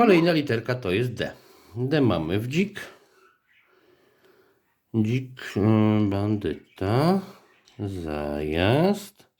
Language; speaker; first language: Polish; native; Polish